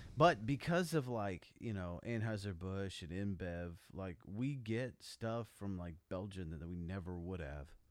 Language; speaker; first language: English; native; English